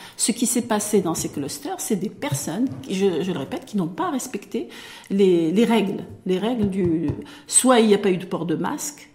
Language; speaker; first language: French; non-native, local second language; Arabic